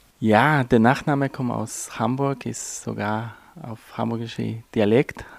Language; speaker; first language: German; non-native, fluent; Spanish